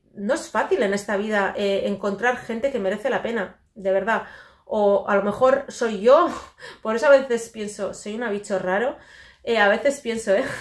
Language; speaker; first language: Spanish; native; Spanish